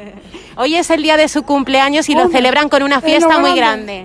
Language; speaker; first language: Spanish; native; Spanish